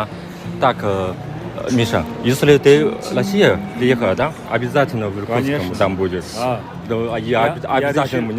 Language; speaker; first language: Russian; non-native, learner; Chinese